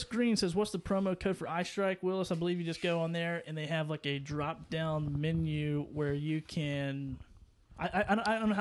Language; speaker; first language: English; native; English